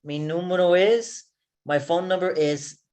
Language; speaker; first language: Spanish; non-native, learner; English